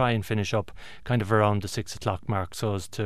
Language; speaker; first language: English; native; English